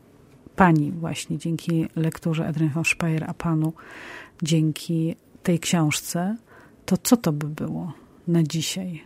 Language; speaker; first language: Polish; native; Polish